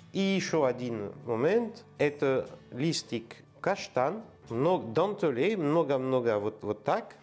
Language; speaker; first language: Russian; non-native, learner; French